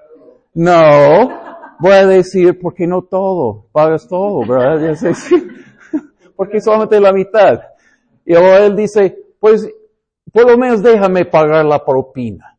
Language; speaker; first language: Spanish; non-native, fluent; English